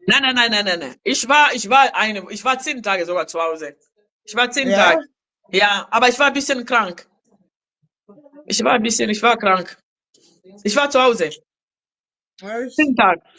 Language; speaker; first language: German; non-native, learner; Lingala